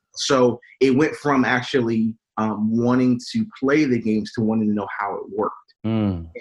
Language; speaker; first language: English; native; English